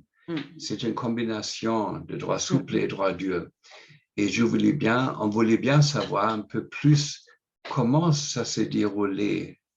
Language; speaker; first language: French; non-native, fluent; English